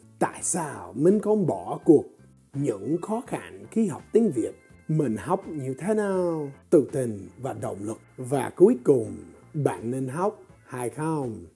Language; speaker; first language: Vietnamese; non-native, fluent; English